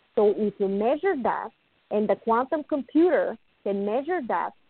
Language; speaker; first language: English; non-native, fluent; Bulgarian